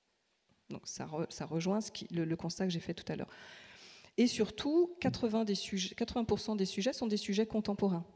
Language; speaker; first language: French; native; French